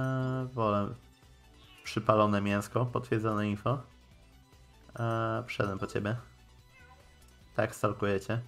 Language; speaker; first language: Polish; native; Polish